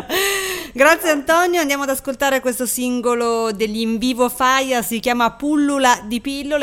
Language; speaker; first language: Italian; native; Italian